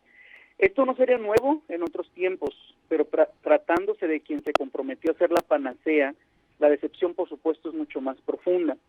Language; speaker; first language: Spanish; native; Spanish